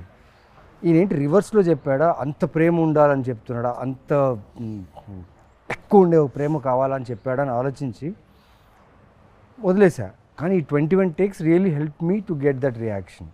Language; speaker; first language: Telugu; native; Telugu